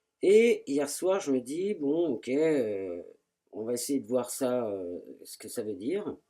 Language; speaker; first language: French; native; French